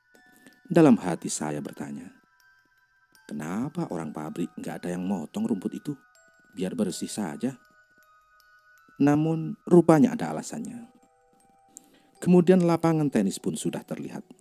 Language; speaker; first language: Indonesian; native; Indonesian